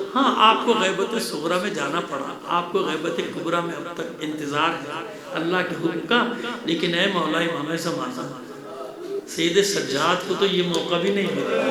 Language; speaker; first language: Urdu; native; Urdu